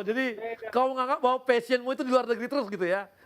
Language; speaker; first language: Indonesian; native; Indonesian